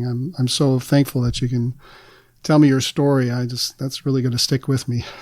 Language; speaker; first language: English; native; English